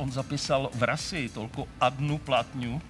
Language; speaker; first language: Russian; non-native, learner; Czech